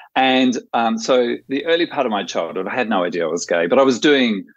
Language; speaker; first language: English; native; English